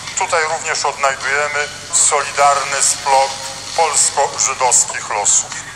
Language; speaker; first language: Polish; native; Polish